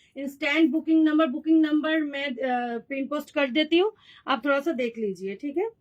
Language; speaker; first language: Hindi; non-native, local second language; Bangla